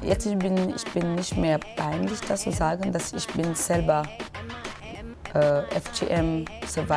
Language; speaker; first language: German; non-native, learner; French